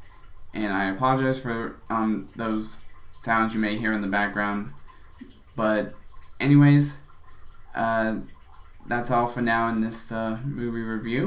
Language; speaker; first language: English; native; English